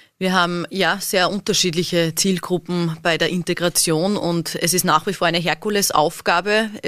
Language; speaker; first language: German; native; German